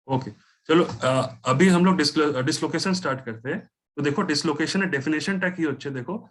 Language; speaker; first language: Hindi; non-native, local second language; Bangla